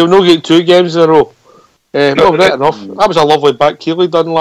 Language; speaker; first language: English; native; English